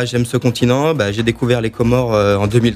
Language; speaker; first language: French; native; French